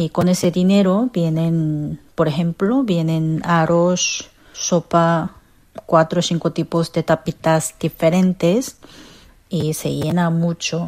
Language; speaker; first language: Spanish; non-native, fluent; Korean